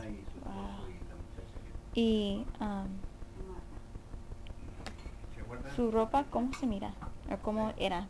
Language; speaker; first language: Spanish; early bilingual, heritage; Spanish